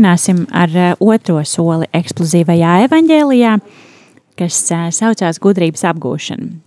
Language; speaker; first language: Latvian; native; Latvian